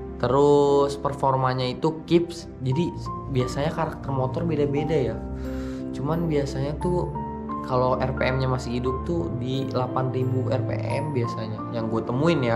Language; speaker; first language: Indonesian; native; Indonesian